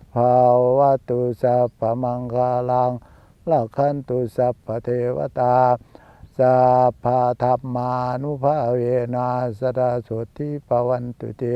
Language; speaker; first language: Thai; native; Thai